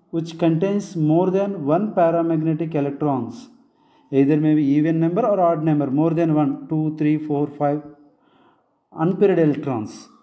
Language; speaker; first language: English; non-native, local second language; Telugu